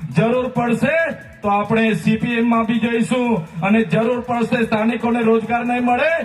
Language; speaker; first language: Gujarati; non-native, local second language; Vasavi